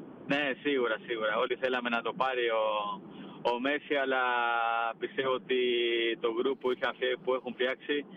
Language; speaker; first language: Greek; non-native, fluent; Spanish